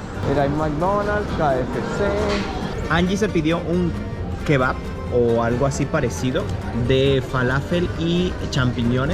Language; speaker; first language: Spanish; native; Spanish